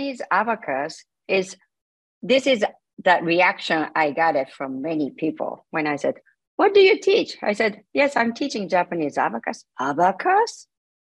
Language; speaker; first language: English; non-native, learner; Japanese